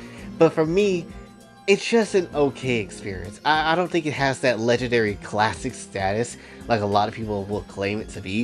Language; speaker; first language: English; native; English